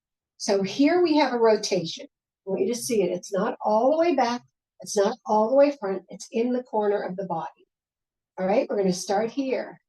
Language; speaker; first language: English; native; English